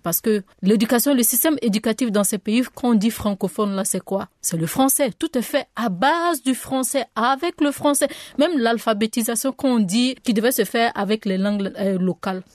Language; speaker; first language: French; non-native, local second language; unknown